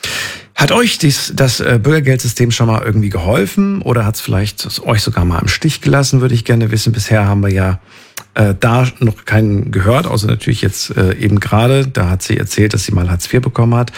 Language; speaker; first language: German; native; German